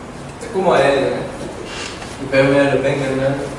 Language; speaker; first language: Portuguese; non-native, learner; Korean